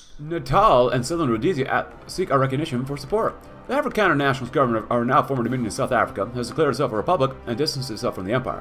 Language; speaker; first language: English; native; English